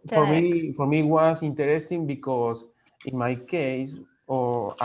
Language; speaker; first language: English; non-native, learner; Spanish